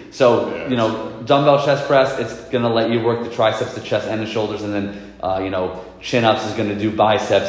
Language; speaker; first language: English; native; English